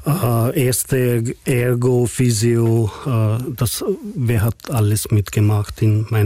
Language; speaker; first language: German; non-native, fluent; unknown